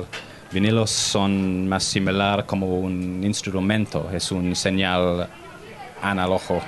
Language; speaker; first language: Spanish; non-native, learner; English